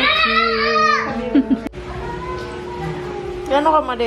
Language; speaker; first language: Filipino; early bilingual, heritage; Filipino